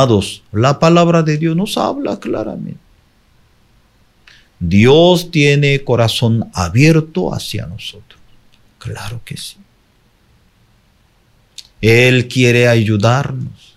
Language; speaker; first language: Spanish; non-native, fluent; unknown